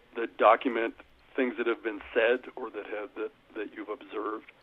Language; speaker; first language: English; native; English